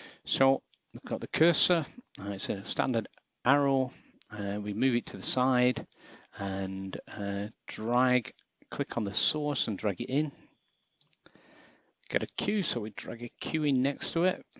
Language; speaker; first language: English; native; English